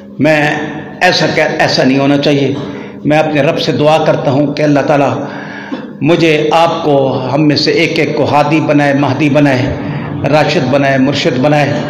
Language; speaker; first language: Urdu; non-native, local second language; Saraiki